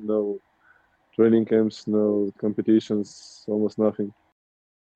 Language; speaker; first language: English; non-native, learner; Russian